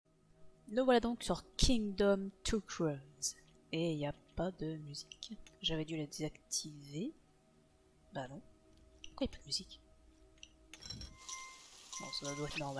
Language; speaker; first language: French; native; French